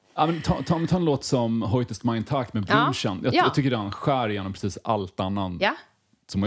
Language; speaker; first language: Swedish; native; Swedish